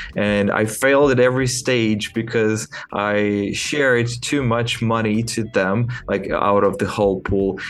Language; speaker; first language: English; non-native, fluent; Ukrainian